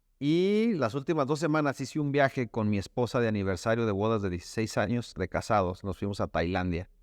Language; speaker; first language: Spanish; native; Spanish